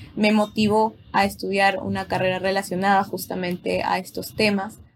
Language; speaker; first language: Spanish; native; Spanish